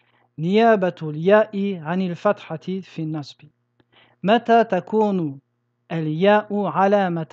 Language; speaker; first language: Arabic; non-native, fluent; French